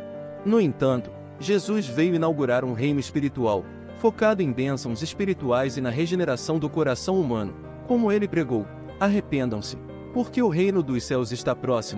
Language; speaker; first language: Portuguese; native; Portuguese